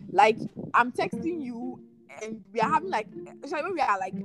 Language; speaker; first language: English; non-native, local second language; Akan